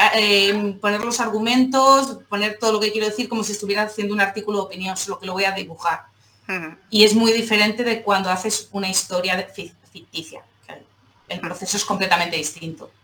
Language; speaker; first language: Spanish; native; Spanish